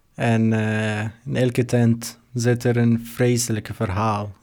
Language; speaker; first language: Dutch; non-native, fluent; Arabic